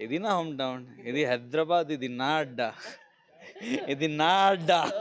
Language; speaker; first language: Telugu; non-native, local second language; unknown